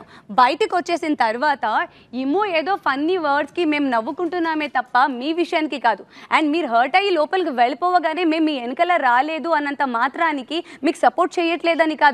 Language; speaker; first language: Telugu; native; Telugu